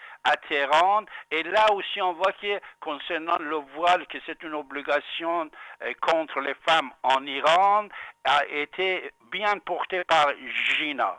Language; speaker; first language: French; non-native, fluent; Persian